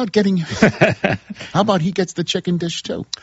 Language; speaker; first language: English; native; English